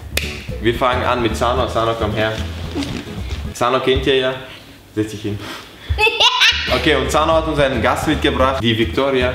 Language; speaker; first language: German; native; German